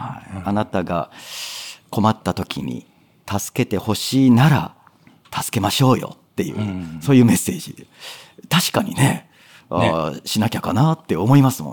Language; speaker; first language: Japanese; native; Japanese